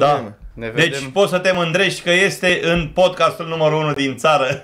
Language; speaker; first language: Romanian; native; Romanian